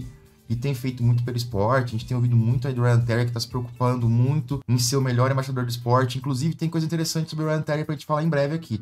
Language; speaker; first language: Portuguese; native; Portuguese